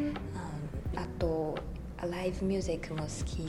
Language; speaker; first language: Japanese; non-native, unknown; Chinese